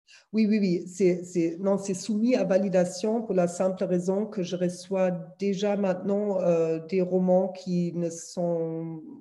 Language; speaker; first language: French; non-native, fluent; German